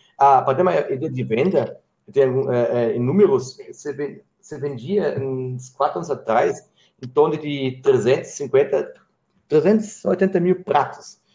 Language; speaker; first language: Portuguese; non-native, fluent; German